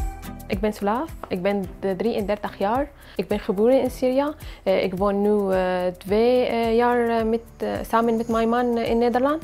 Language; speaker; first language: Dutch; non-native, learner; Arabic